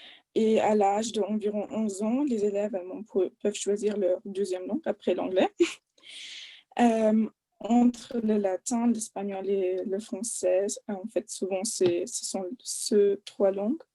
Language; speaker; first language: French; non-native, fluent; German